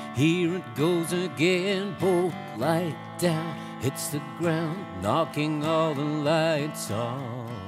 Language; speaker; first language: English; native; English